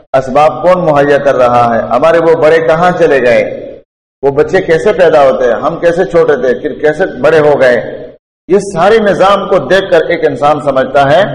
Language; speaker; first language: Urdu; non-native, local second language; Pashto